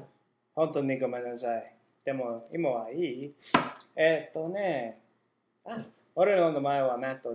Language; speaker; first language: Japanese; non-native, learner; English